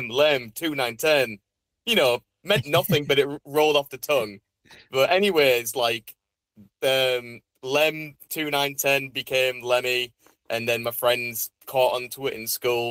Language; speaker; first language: English; native; English